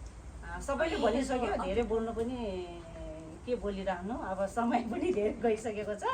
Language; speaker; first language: Nepali; non-native, local second language; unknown